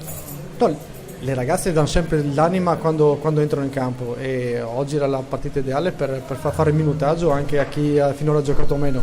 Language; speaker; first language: Italian; native; Italian